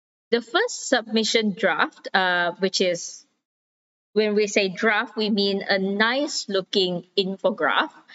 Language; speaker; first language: English; non-native, local second language; Malay